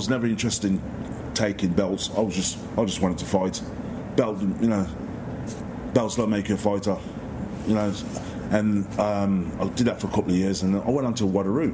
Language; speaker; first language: English; native; English